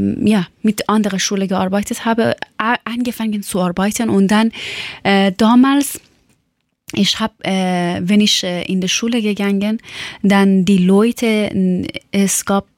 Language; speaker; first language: German; non-native, fluent; Persian